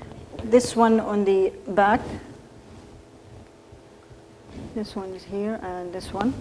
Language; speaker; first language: English; non-native, fluent; Arabic